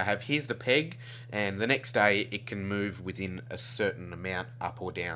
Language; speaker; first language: English; native; English